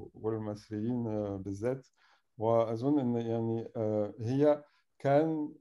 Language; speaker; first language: Arabic; non-native, fluent; French